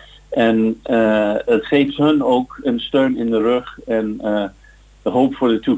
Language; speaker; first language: Dutch; non-native, fluent; English